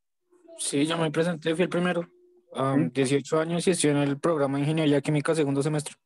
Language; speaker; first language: Spanish; native; Spanish